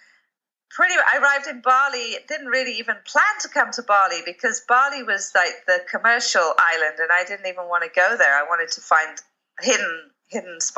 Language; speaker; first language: English; native; English